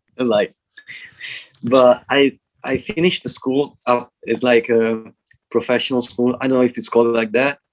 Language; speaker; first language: English; non-native, learner; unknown